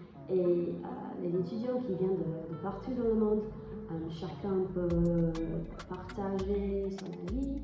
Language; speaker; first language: French; non-native, learner; English